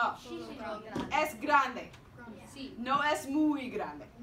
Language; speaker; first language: Spanish; non-native, fluent; English